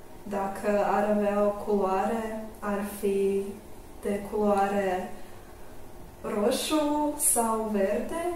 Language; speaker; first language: Romanian; non-native, learner; Croatian